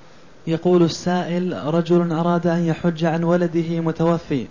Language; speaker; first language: Arabic; native; Arabic